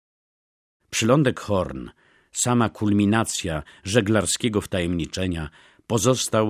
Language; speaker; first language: Polish; native; Polish